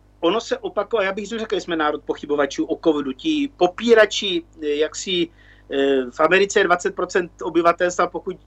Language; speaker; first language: Czech; native; Czech